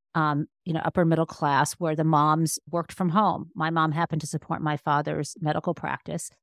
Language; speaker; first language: English; native; English